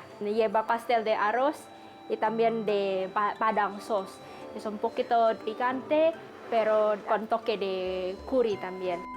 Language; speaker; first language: Spanish; non-native, learner; Indonesian